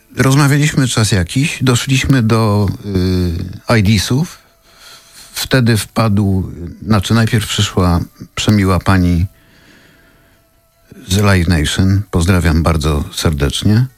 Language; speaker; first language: Polish; native; Polish